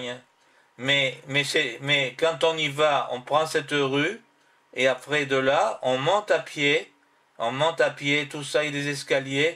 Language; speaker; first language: French; native; French